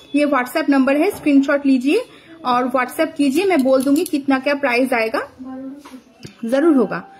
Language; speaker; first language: Hindi; non-native, local second language; Bangla